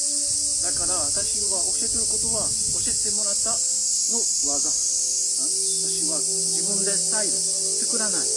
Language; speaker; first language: Japanese; non-native, fluent; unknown